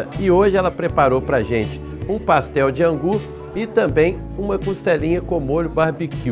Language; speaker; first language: Portuguese; native; Portuguese